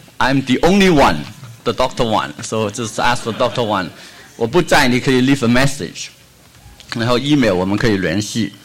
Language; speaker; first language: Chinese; non-native, local second language; Cantonese